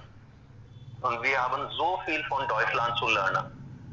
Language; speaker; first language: German; non-native, fluent; Hindi